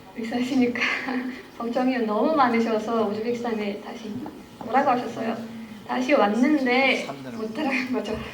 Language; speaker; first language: Korean; non-native, fluent; Uzbek